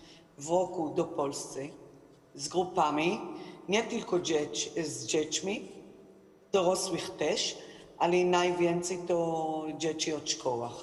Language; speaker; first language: Polish; non-native, learner; Hebrew